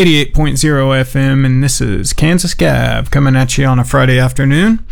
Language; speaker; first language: English; native; English